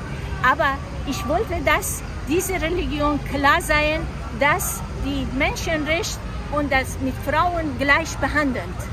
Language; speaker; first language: German; non-native, fluent; Persian